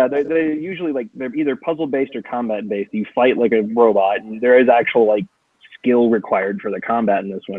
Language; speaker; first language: English; native; English